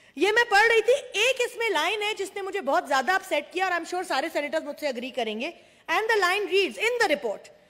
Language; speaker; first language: Urdu; non-native, local second language; Sindhi